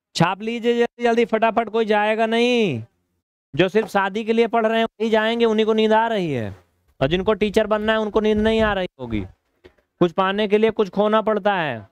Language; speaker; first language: Hindi; native; Hindi